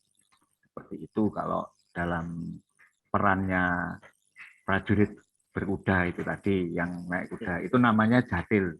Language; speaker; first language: Indonesian; native; Indonesian